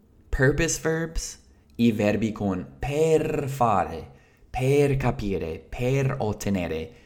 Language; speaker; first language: Italian; non-native, fluent; English